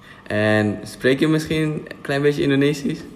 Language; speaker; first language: Dutch; non-native, fluent; Indonesian